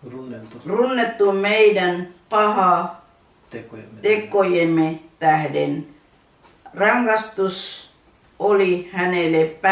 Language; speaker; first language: Finnish; non-native, learner; Urdu